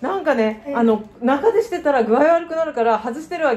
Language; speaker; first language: Japanese; native; Japanese